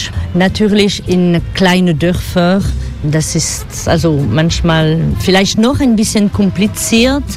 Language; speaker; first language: German; non-native, learner; French